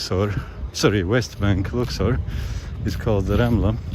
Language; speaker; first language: English; non-native, fluent; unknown